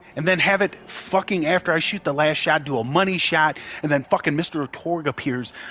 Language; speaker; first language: English; native; English